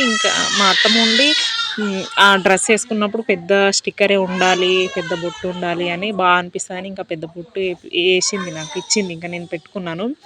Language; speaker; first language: Telugu; non-native, local second language; Lambadi